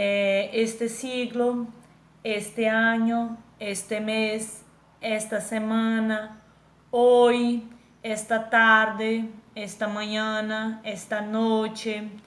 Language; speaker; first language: Spanish; non-native, fluent; Portuguese